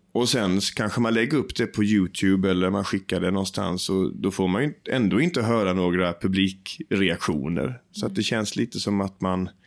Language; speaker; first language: Swedish; native; Swedish